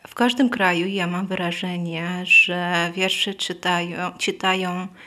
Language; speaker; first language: Polish; non-native, fluent; Armenian